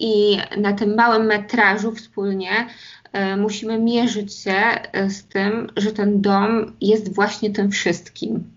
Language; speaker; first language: Polish; native; Polish